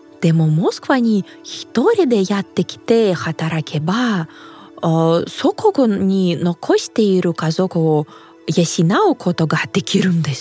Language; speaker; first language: Japanese; non-native, fluent; Russian